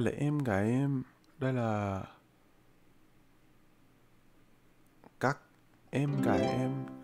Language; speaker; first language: Vietnamese; non-native, learner; English